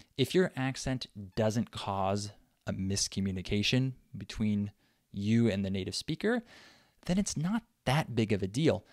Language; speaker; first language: English; native; English